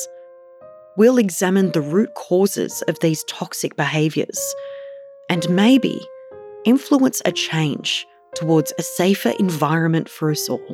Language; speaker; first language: English; native; English